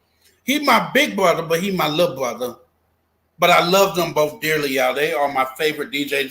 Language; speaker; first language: English; native; English